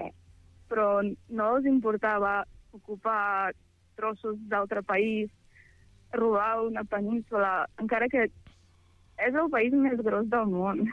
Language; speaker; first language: Catalan; non-native, fluent; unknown